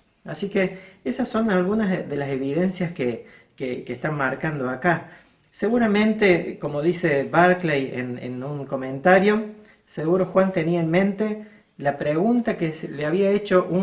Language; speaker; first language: Spanish; native; Spanish